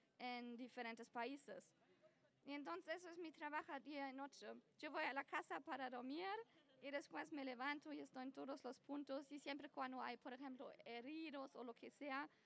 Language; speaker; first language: Spanish; non-native, fluent; German